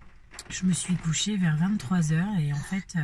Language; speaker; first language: French; native; French